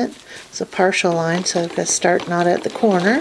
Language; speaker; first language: English; native; English